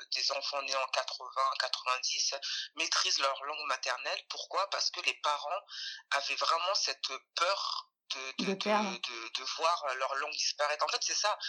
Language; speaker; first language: French; native; French